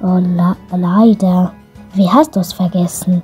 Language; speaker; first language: German; non-native, learner; Arabic